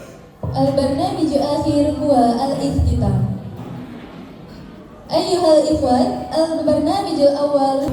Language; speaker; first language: Arabic; non-native, learner; Indonesian